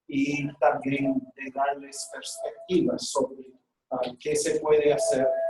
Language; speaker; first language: Spanish; non-native, fluent; English